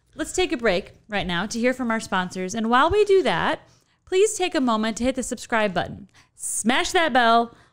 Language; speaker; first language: English; native; English